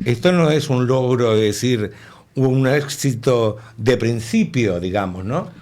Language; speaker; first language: Spanish; native; Spanish